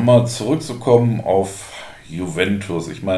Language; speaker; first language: German; native; German